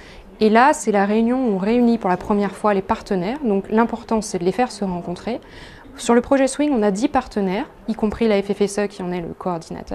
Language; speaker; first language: French; native; French